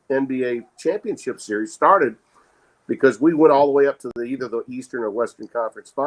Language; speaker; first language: English; native; English